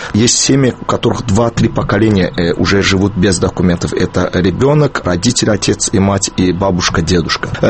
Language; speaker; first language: Russian; non-native, local second language; Azerbaijani